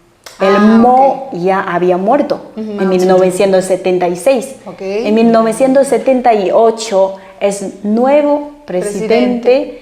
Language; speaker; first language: Spanish; non-native, fluent; Chinese